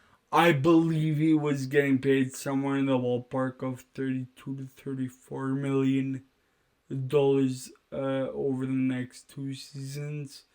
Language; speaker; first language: English; native; English